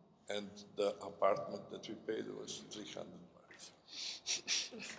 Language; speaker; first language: English; non-native, fluent; Serbian